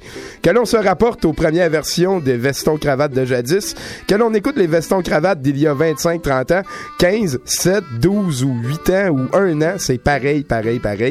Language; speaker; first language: French; native; French